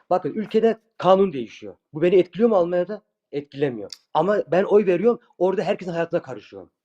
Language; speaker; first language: Turkish; early bilingual, heritage; Turkish